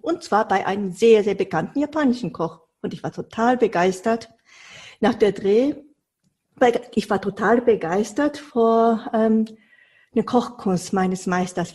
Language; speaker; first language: German; non-native, fluent; Japanese